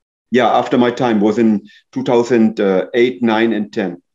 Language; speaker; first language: English; non-native, fluent; German